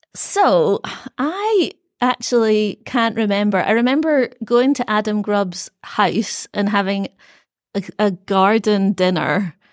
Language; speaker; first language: English; native; English